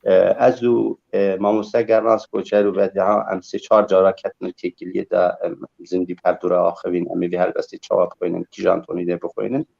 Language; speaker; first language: Kurdish; native; Kurdish